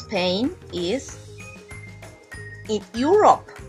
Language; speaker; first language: English; non-native, fluent; Spanish